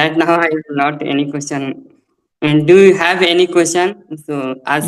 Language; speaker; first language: English; non-native, learner; Hindi